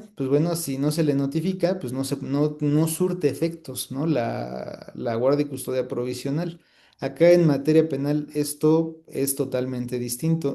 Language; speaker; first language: Spanish; native; Spanish